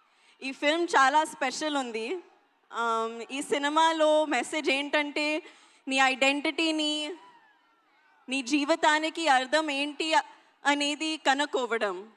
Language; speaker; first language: Telugu; non-native, learner; Hindi